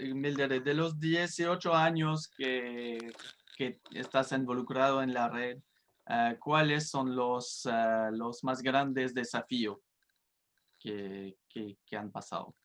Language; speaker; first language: Spanish; non-native, fluent; French